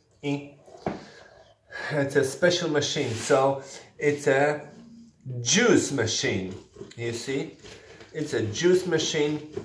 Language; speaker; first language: English; non-native, fluent; Polish